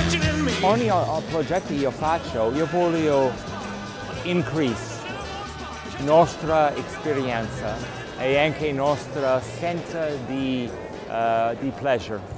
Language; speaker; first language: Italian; non-native, learner; English